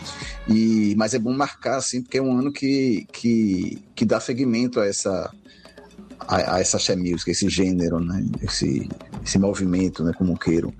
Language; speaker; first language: Portuguese; native; Portuguese